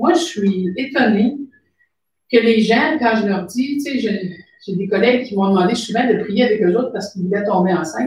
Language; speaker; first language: French; native; French